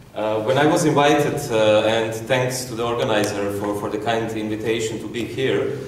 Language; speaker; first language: English; non-native, fluent; Croatian